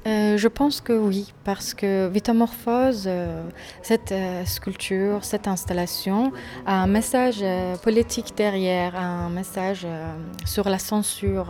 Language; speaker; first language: French; non-native, fluent; Persian